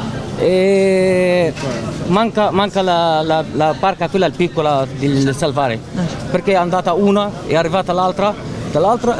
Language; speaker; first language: Italian; non-native, learner; Greek